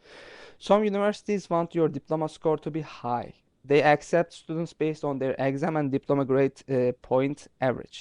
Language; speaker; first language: English; non-native, fluent; Turkish